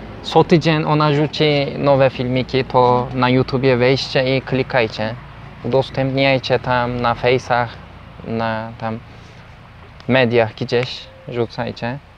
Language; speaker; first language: Polish; non-native, fluent; Turkish